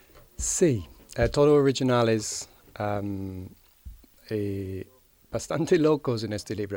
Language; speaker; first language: Spanish; non-native, fluent; English